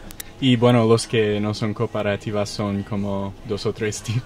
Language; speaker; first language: Spanish; non-native, fluent; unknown